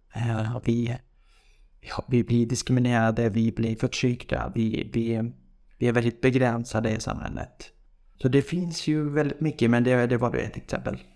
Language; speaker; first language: Swedish; non-native, fluent; Kurdish